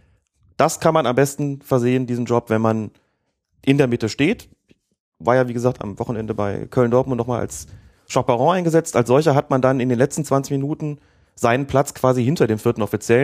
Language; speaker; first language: German; native; German